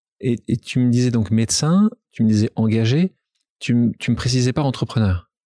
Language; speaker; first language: French; native; French